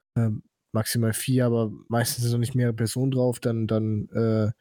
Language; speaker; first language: German; non-native, fluent; Polish